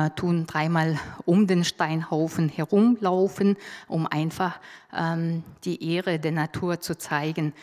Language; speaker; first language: German; non-native, fluent; Mongolian